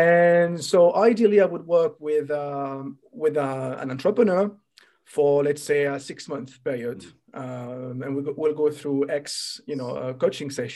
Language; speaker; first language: English; non-native, fluent; French